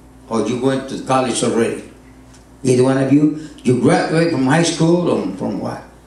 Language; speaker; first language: English; non-native, fluent; Spanish